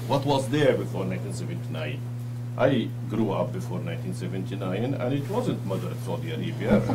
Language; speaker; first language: English; non-native, fluent; Arabic